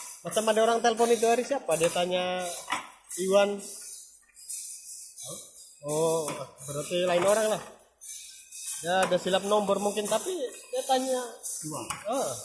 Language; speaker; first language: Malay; non-native, local second language; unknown